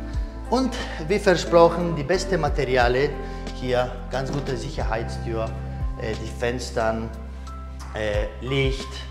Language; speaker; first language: German; non-native, learner; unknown